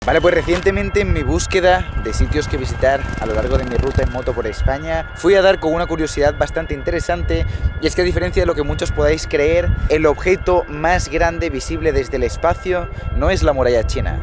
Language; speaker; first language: Spanish; native; Spanish